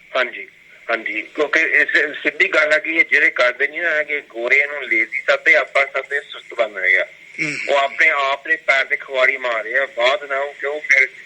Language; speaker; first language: Punjabi; early bilingual, heritage; Punjabi